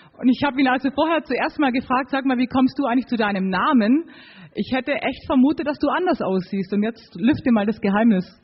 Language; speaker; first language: German; native; German